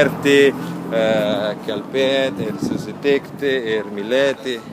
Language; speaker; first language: Lithuanian; non-native, learner; Italian